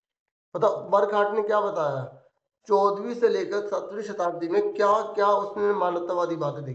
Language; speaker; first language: Hindi; native; Hindi